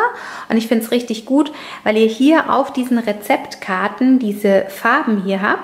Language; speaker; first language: German; native; German